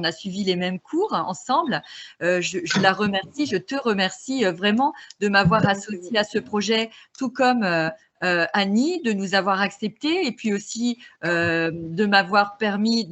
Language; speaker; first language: French; native; French